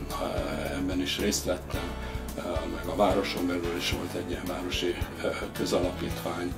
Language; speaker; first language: Hungarian; native; Hungarian